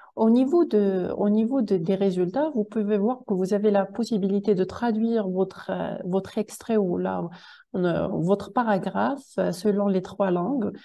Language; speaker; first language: French; non-native, local second language; Arabic